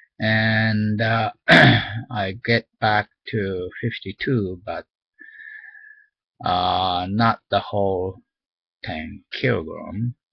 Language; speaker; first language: English; non-native, learner; Japanese